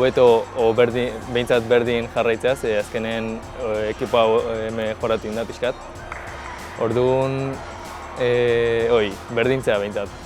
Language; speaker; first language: Basque; non-native, learner; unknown